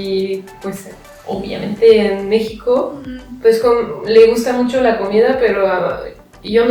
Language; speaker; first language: Spanish; non-native, fluent; French